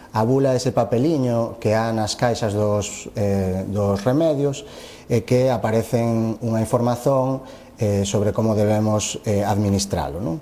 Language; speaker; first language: Galician; native; Galician